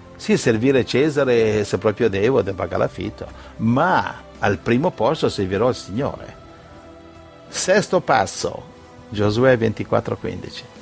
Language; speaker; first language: Italian; native; Italian